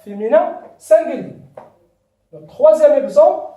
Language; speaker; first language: French; non-native, local second language; Arabic